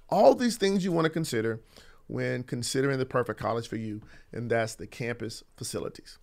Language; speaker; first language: English; native; English